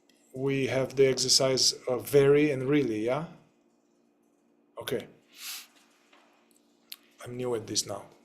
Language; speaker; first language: English; non-native, fluent; Romanian